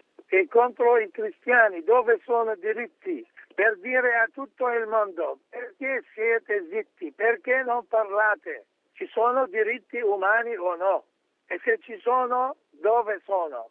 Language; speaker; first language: Italian; non-native, fluent; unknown